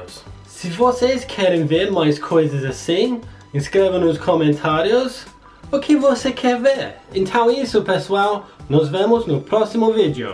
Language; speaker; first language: Portuguese; non-native, learner; English